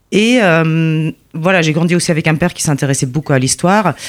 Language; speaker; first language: French; non-native, fluent; Polish